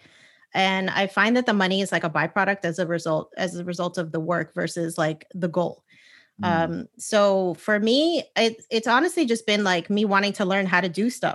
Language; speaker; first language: English; native; English